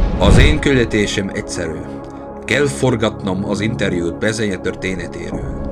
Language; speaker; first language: Hungarian; non-native, learner; Czech